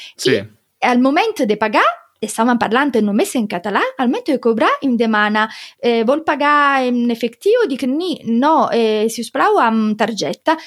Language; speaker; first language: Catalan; non-native, fluent; Italian